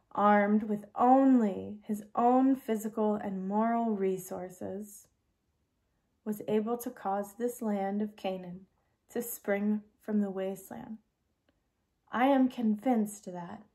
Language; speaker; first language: English; native; English